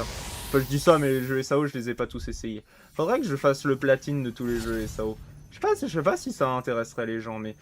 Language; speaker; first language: French; native; French